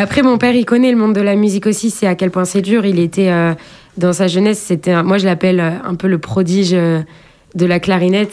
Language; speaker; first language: French; native; French